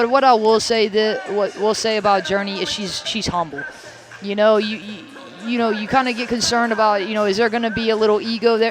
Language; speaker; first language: English; native; English